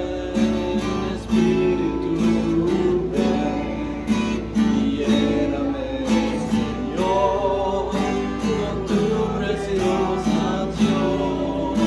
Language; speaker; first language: Spanish; early bilingual, heritage; Spanish